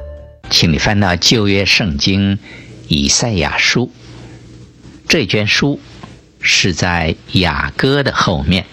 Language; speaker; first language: Chinese; native; Chinese